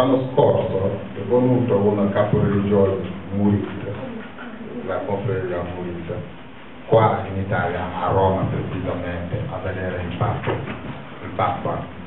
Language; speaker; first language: Italian; non-native, fluent; Wolof